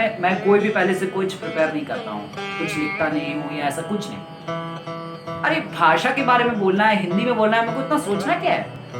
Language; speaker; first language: Hindi; native; Hindi